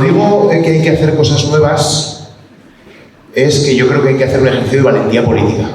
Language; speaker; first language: Spanish; native; Spanish